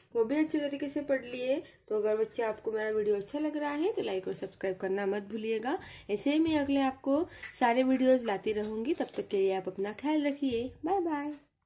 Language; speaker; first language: Hindi; non-native, local second language; Marathi